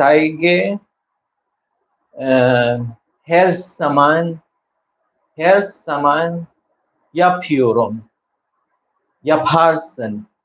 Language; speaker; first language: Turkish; non-native, learner; Filipino